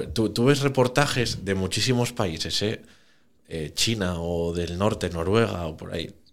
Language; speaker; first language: Spanish; native; Spanish